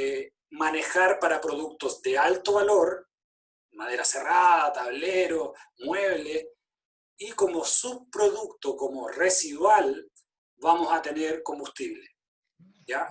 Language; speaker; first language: Spanish; native; Spanish